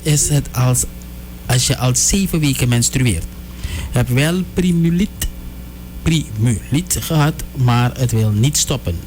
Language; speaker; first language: Dutch; native; Dutch